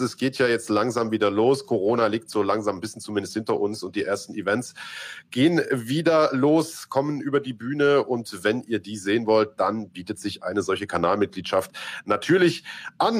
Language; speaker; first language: German; native; German